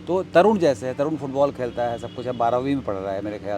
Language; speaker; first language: Hindi; native; Hindi